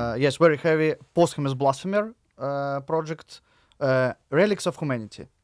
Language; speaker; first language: English; non-native, learner; Russian